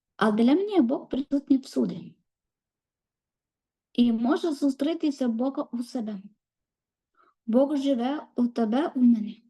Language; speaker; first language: Ukrainian; non-native, learner; Malayalam